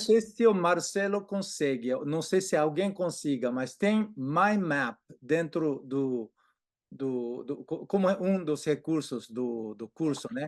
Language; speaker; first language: Portuguese; non-native, fluent; Japanese